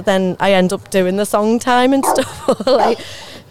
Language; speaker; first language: English; native; English